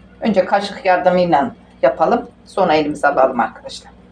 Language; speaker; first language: Turkish; native; Turkish